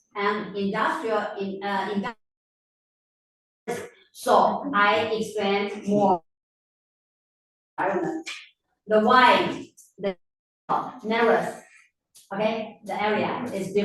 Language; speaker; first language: English; non-native, fluent; Chinese